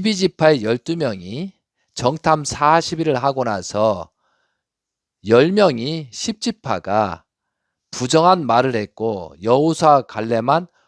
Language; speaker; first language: Korean; native; Korean